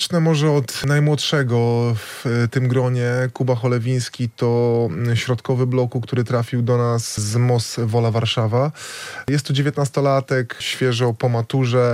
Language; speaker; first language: Polish; native; Polish